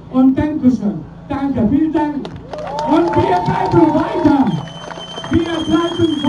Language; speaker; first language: German; non-native, learner; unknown